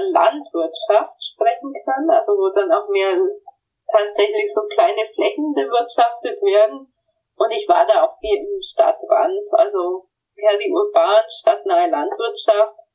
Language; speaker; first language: German; native; German